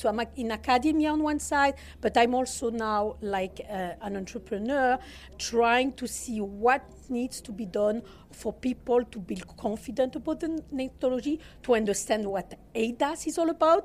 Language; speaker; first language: English; non-native, fluent; French